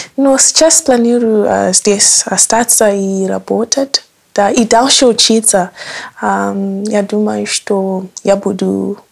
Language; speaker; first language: Russian; non-native, learner; English